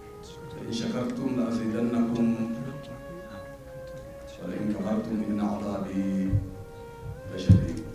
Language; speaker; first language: Arabic; non-native, fluent; Amharic